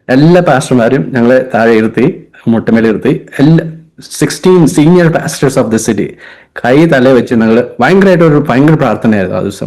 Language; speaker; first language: Malayalam; early bilingual, heritage; Hindi